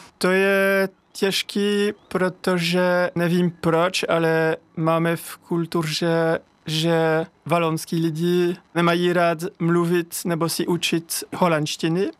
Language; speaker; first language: Czech; non-native, fluent; French